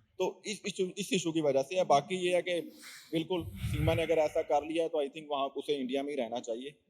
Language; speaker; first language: Urdu; native; Urdu